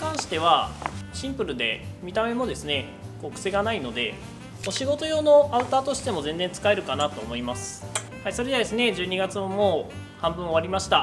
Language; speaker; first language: Japanese; native; Japanese